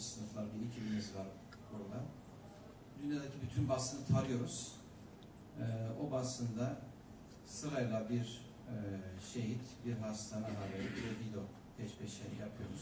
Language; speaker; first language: Turkish; native; Turkish